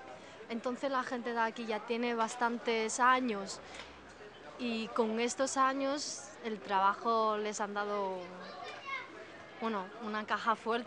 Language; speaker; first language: Spanish; non-native, fluent; Chinese